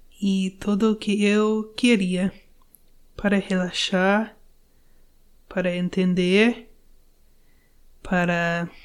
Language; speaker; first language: Portuguese; non-native, learner; English